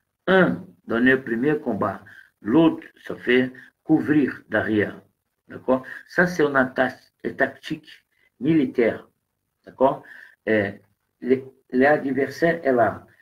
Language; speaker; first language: French; non-native, learner; Portuguese